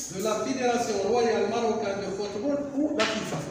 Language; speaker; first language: French; non-native, local second language; Arabic